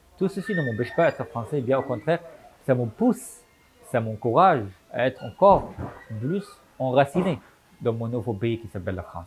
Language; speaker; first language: French; non-native, fluent; Arabic